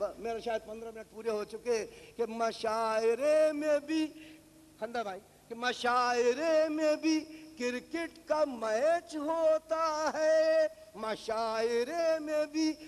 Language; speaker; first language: Urdu; native; Urdu